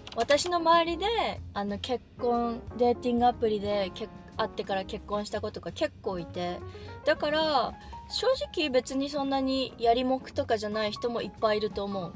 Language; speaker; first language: Japanese; native; Japanese